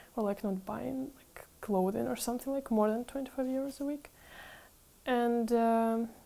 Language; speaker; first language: English; non-native, fluent; Ukrainian